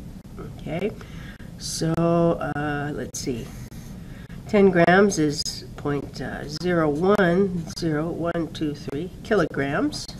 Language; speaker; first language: English; native; English